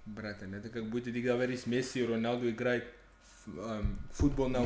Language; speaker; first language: Russian; non-native, fluent; English